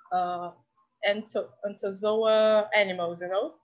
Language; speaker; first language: English; non-native, fluent; Portuguese